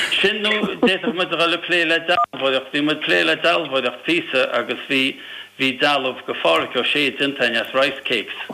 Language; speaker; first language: Irish; native; Irish